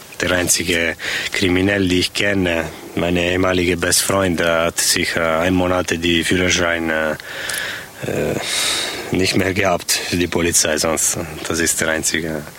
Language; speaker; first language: German; non-native, fluent; Italian